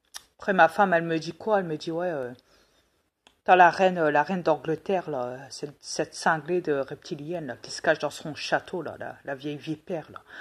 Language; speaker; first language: French; native; French